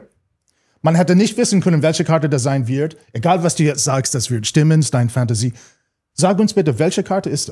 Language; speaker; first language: German; non-native, fluent; English